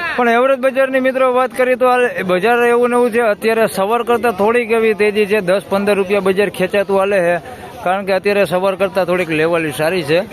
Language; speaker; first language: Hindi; non-native, local second language; Gujarati